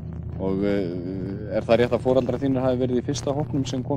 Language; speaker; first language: Icelandic; native; Icelandic